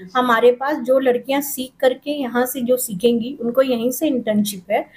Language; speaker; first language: Hindi; non-native, local second language; Urdu